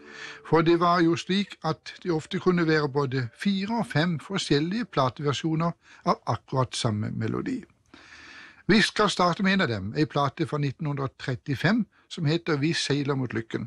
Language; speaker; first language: Norwegian; native; Norwegian